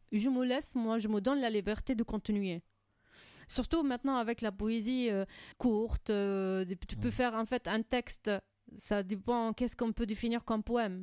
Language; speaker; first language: French; non-native, fluent; Arabic